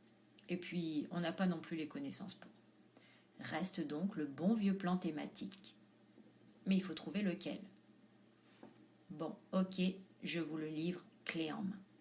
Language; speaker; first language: French; native; French